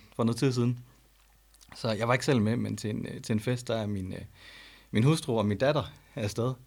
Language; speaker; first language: Danish; native; Danish